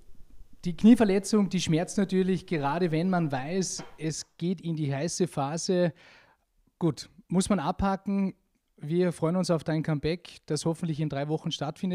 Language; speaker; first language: German; native; German